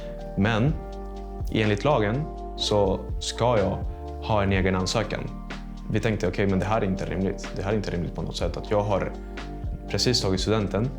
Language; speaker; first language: Swedish; non-native, fluent; Spanish